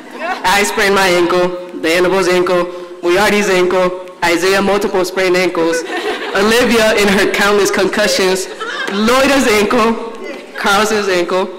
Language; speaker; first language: English; early bilingual, other home language; Spanish